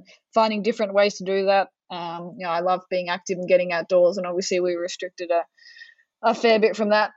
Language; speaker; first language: English; native; English